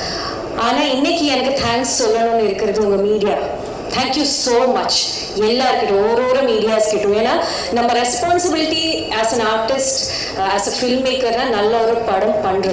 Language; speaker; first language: Tamil; non-native, fluent; Malayalam